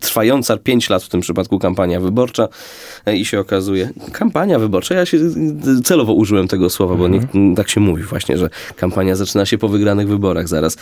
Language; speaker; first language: Polish; native; Polish